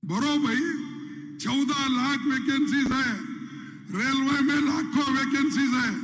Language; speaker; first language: Hindi; non-native, local second language; Kannada